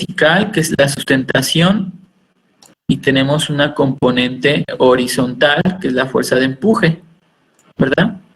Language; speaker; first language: Spanish; native; Spanish